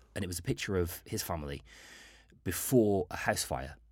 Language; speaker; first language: English; native; English